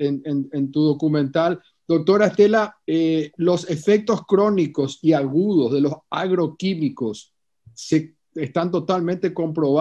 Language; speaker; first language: Spanish; native; Spanish